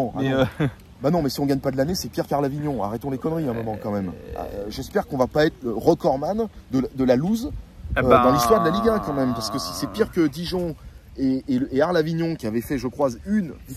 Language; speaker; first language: French; native; French